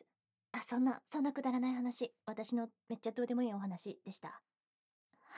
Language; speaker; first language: Japanese; native; Japanese